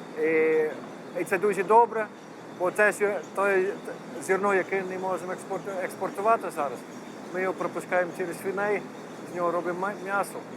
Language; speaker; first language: Ukrainian; non-native, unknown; Dutch